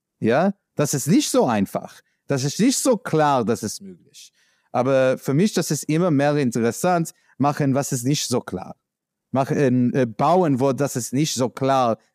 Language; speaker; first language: German; non-native, learner; English